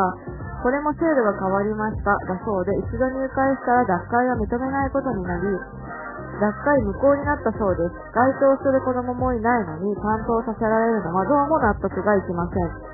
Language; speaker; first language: Japanese; native; Japanese